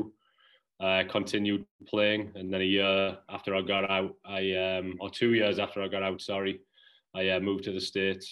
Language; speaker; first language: English; native; English